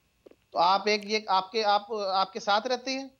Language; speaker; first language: Urdu; native; Urdu